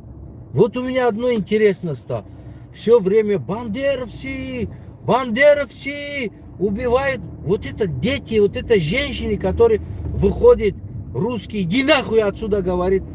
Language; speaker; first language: Russian; non-native, local second language; Tajik